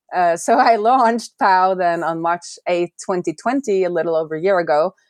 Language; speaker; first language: English; non-native, fluent; Norwegian